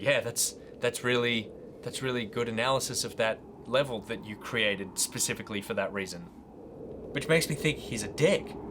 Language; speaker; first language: English; native; English